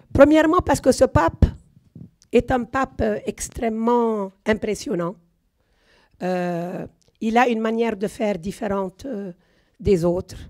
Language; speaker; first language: French; non-native, fluent; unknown